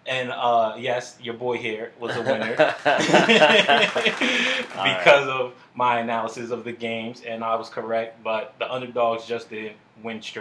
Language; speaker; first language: English; native; English